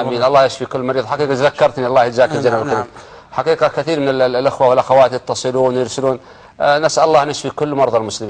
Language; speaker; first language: Arabic; native; Arabic